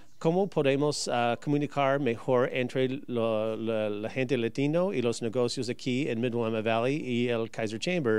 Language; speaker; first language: Spanish; early bilingual, heritage; Spanish